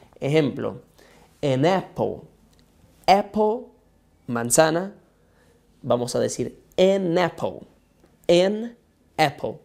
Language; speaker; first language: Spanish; non-native, fluent; Portuguese